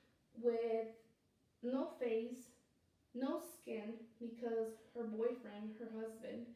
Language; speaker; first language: English; non-native, fluent; Spanish